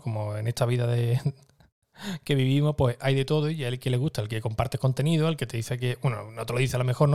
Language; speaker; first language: Spanish; native; Spanish